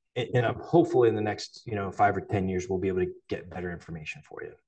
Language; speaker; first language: English; native; English